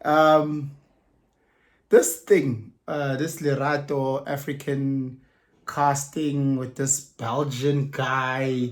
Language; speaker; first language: English; non-native, local second language; Zulu